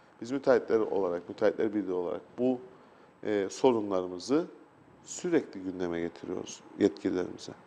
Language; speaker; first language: Turkish; native; Turkish